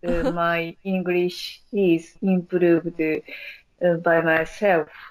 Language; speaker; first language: English; non-native, learner; Japanese